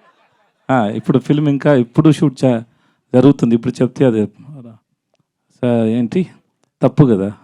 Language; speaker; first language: Telugu; non-native, learner; Tamil